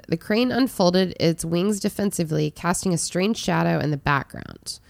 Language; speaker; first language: English; native; English